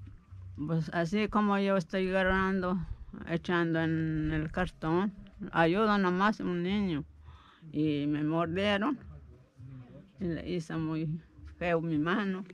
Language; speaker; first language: Spanish; non-native, local second language; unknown